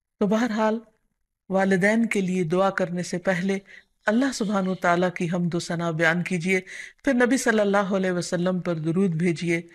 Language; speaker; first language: Urdu; native; Urdu